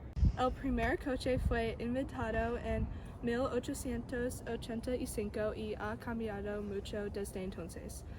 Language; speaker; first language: Spanish; non-native, learner; English